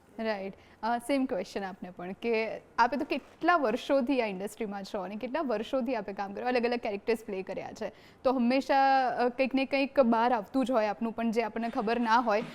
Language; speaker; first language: Gujarati; native; Gujarati